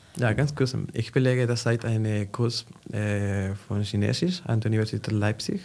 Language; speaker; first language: German; non-native, fluent; Spanish